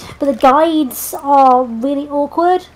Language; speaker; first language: English; native; English